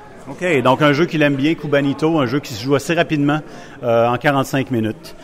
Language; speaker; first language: French; native; French